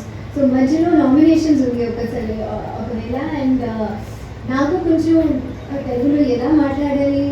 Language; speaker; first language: Telugu; non-native, learner; Hindi